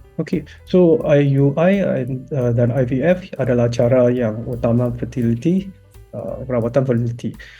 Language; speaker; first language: Malay; non-native, local second language; Chinese